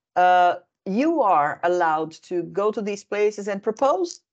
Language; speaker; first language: English; non-native, fluent; Portuguese